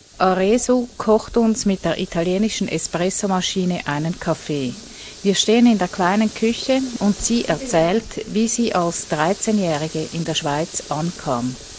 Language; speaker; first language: German; native; German